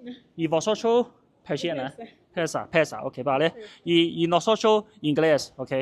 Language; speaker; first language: Spanish; non-native, learner; Chinese